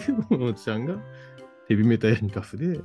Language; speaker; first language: Japanese; native; Japanese